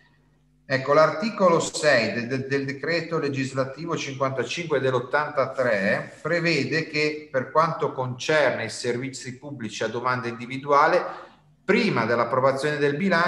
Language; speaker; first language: Italian; native; Italian